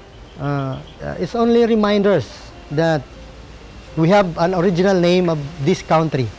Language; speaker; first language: English; non-native, local second language; Waray